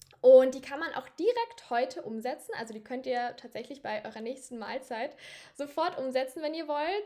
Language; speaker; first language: German; native; German